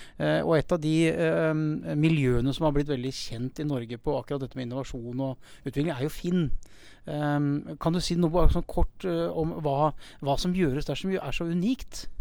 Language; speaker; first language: Norwegian; native; Norwegian